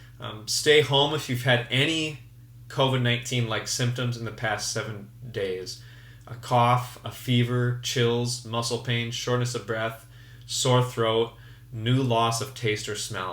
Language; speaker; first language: English; native; English